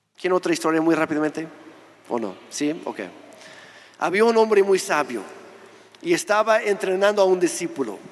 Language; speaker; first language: Spanish; non-native, fluent; English